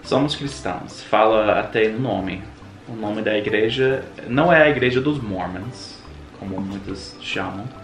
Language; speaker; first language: Portuguese; non-native, fluent; English